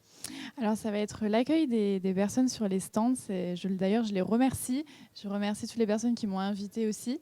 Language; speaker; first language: French; native; French